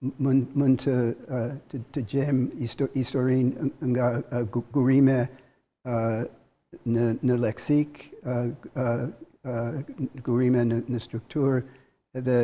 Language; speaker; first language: Albanian; non-native, learner; English